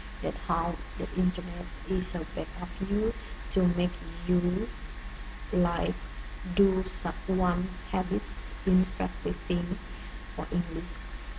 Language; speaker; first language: English; non-native, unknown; Indonesian